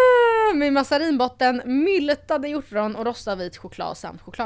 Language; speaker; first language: Swedish; native; Swedish